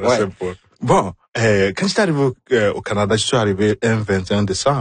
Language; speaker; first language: French; non-native, fluent; Igbo